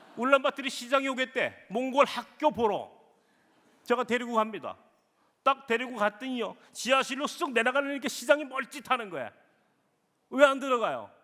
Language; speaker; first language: Korean; native; Korean